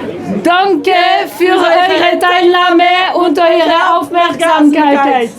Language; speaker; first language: German; non-native, local second language; French